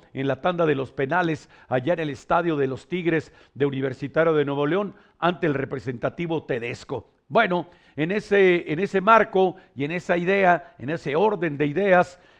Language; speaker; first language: Spanish; native; Spanish